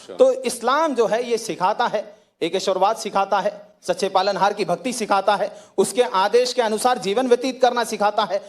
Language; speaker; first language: Hindi; native; Hindi